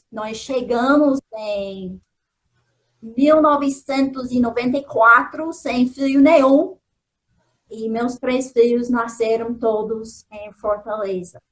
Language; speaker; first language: Portuguese; non-native, fluent; English